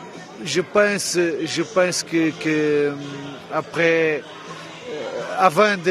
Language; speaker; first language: French; non-native, fluent; Portuguese